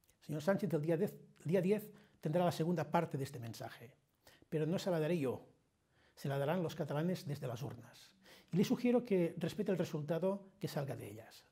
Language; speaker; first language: Spanish; non-native, local second language; Catalan